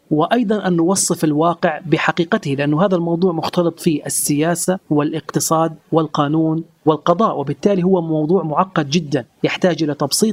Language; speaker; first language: Arabic; native; Arabic